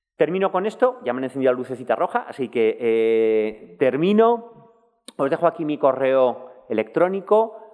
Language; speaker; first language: Spanish; native; Spanish